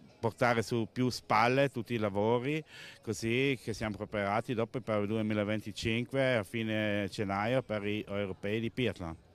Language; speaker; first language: Italian; non-native, local second language; German